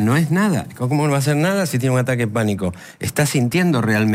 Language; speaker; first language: Spanish; native; Spanish